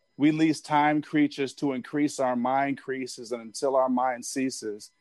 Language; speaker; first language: English; native; English